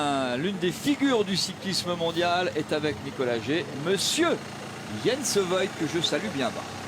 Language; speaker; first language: French; native; French